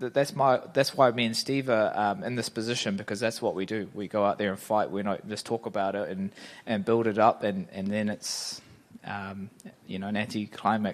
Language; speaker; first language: English; native; English